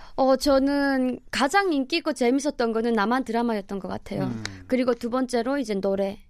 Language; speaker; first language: Korean; native; Korean